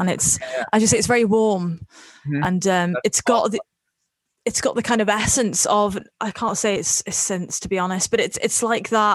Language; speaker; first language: English; native; English